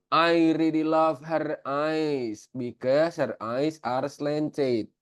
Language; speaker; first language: English; non-native, fluent; Indonesian